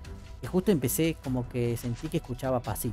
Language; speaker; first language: Spanish; native; Spanish